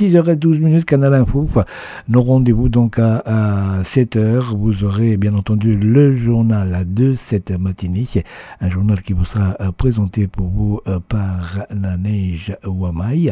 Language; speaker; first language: French; native; French